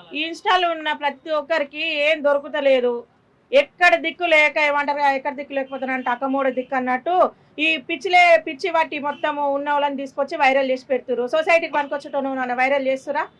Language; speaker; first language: Telugu; native; Telugu